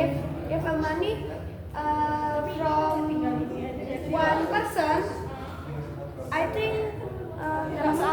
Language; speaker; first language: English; non-native, learner; Indonesian